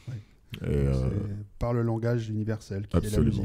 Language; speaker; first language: French; native; French